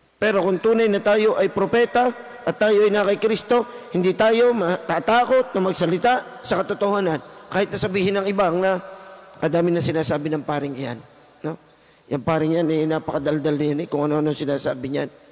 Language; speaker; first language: Filipino; native; Filipino